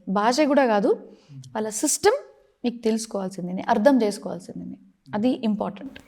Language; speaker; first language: Telugu; non-native, fluent; Marathi